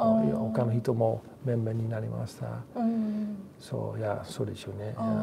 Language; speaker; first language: Japanese; non-native, learner; Dutch